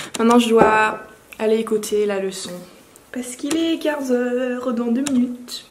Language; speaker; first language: French; non-native, fluent; Finnish